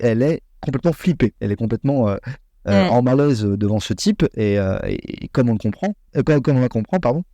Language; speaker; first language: French; native; French